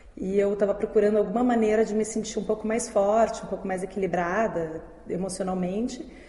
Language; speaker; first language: Portuguese; native; Portuguese